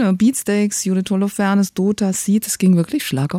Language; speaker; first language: German; native; German